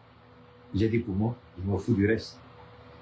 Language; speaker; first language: French; native; French